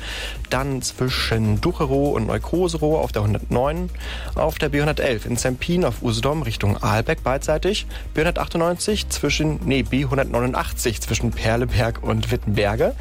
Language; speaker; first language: German; native; German